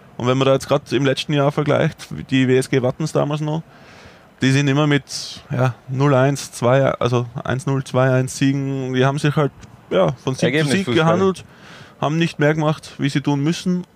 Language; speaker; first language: German; native; German